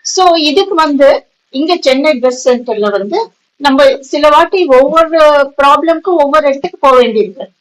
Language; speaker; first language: Tamil; native; Tamil